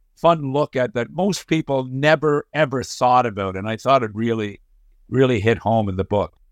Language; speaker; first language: English; native; English